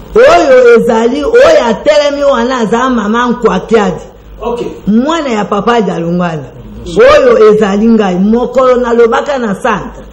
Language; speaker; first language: Lingala; non-native, local second language; Kongo